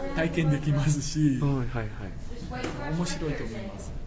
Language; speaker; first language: Japanese; non-native, fluent; Dutch